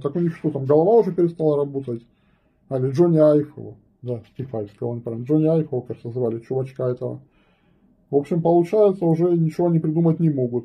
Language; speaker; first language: Russian; native; Russian